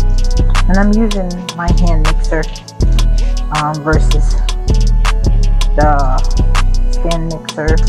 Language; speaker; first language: English; native; English